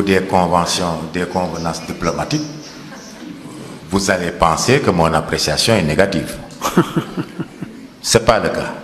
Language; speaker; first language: French; non-native, local second language; Wolof